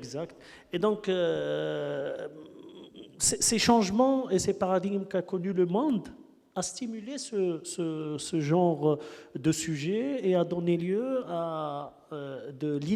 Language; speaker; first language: French; non-native, local second language; Arabic